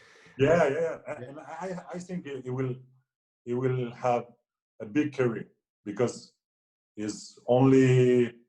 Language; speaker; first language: English; non-native, fluent; French